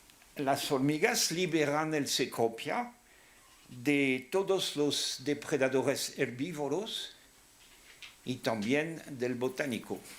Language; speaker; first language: Spanish; non-native, fluent; French